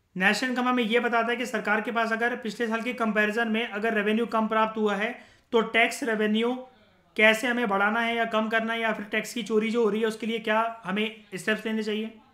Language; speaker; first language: Hindi; native; Hindi